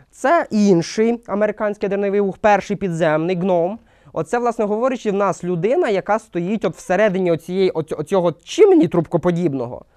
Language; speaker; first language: Ukrainian; non-native, local second language; Russian